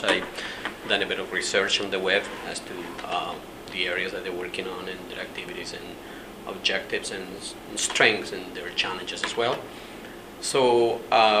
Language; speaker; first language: English; non-native, fluent; Spanish